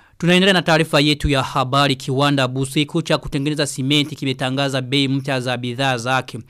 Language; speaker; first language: Swahili; non-native, local second language; Rundi